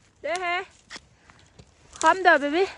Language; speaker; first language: Swedish; non-native, learner; Thai